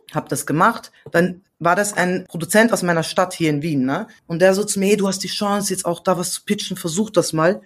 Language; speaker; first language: German; early bilingual, other home language; Central Kurdish